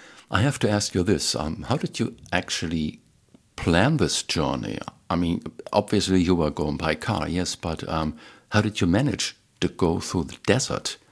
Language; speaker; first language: English; non-native, fluent; German